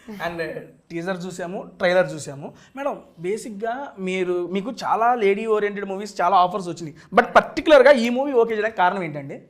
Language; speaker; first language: Telugu; native; Telugu